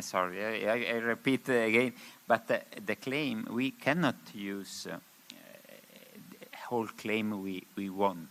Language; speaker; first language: English; non-native, learner; Spanish